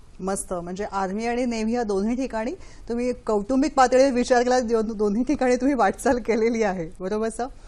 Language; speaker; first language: Marathi; native; Marathi